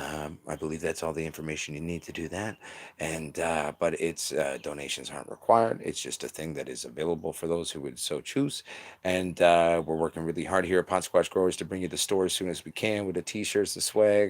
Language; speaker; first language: English; native; English